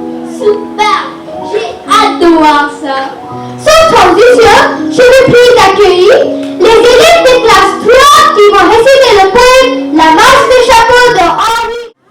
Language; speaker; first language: French; non-native, learner; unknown